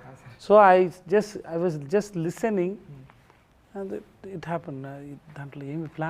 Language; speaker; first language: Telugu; non-native, learner; Tamil